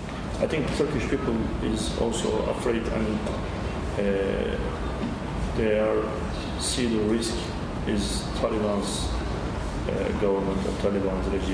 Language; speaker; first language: English; non-native, learner; Turkish